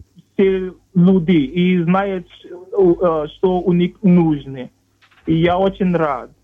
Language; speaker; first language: Russian; non-native, learner; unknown